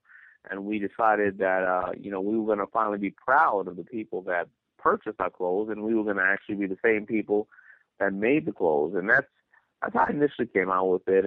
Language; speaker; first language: English; native; English